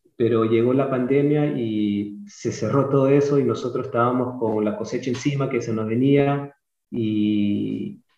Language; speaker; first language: Spanish; early bilingual, other home language; English